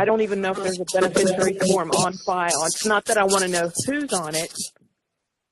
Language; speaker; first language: English; native; English